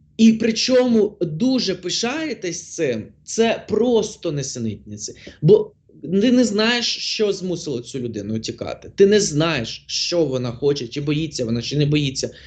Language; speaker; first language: Ukrainian; non-native, local second language; Russian